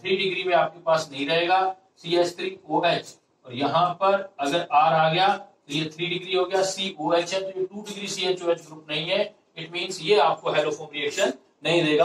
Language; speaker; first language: Hindi; native; Hindi